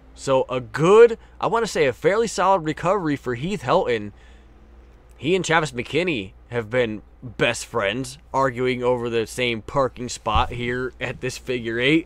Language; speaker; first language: English; native; English